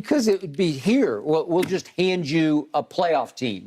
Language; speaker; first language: English; native; English